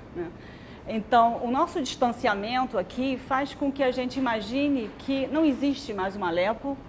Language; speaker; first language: Portuguese; non-native, fluent; Arabic